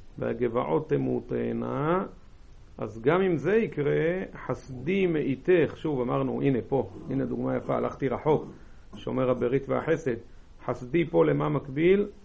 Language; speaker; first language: Hebrew; native; Hebrew